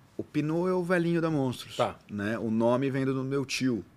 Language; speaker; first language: Portuguese; native; Portuguese